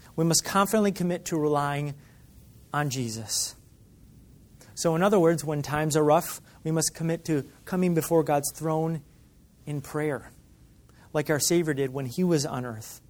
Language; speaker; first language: English; native; English